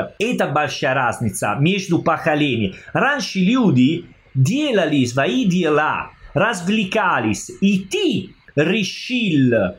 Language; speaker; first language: Russian; non-native, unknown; Italian